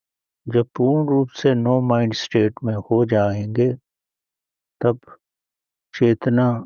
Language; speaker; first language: Hindi; native; Hindi